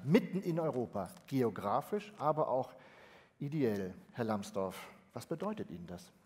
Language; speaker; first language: German; native; German